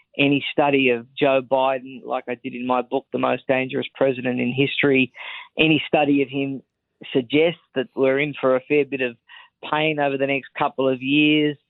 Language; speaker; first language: English; native; English